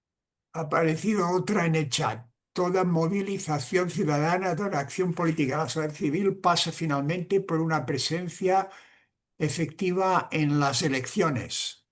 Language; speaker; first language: Spanish; non-native, local second language; Catalan